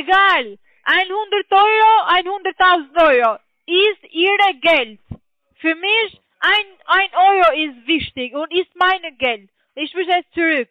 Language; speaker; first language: German; non-native, learner; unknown